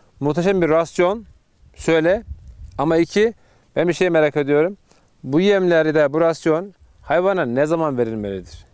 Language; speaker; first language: Turkish; native; Turkish